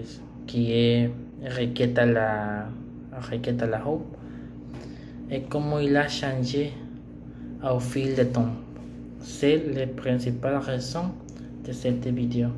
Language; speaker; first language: French; non-native, learner; Spanish